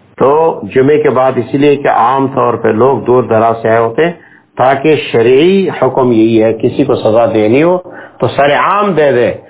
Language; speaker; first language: Urdu; non-native, local second language; Pashto